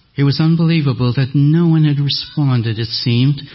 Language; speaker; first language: English; non-native, fluent; French